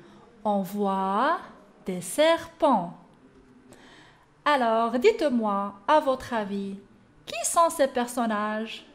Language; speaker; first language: French; non-native, local second language; Arabic